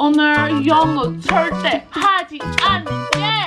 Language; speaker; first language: Korean; non-native, learner; English